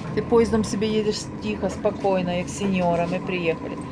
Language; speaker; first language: Russian; non-native, local second language; Ukrainian